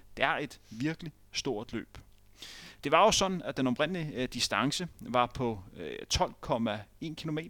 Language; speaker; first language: Danish; native; Danish